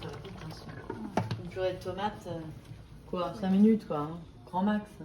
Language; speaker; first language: French; native; French